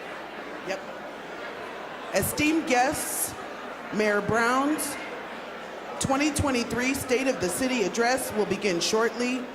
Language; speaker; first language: English; native; English